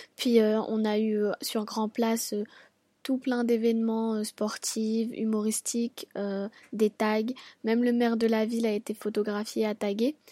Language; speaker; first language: French; native; French